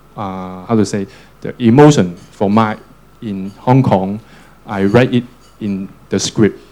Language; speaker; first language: English; non-native, local second language; Cantonese